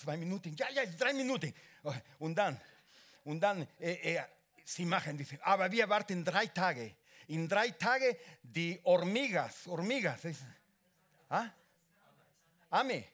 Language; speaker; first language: German; non-native, learner; Spanish